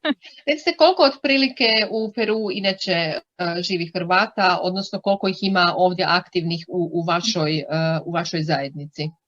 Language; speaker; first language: Croatian; native; Croatian